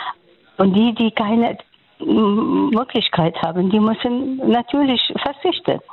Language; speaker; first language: German; non-native, fluent; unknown